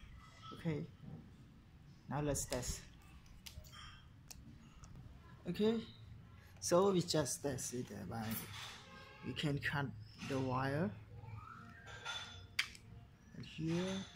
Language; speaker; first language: English; non-native, learner; Khmer